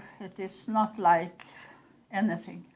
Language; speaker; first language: English; non-native, learner; Swedish